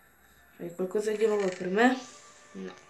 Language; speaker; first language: Italian; native; Italian